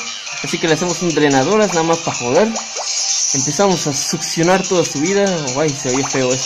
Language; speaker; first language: Spanish; native; Spanish